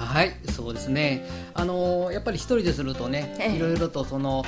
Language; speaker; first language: Japanese; native; Japanese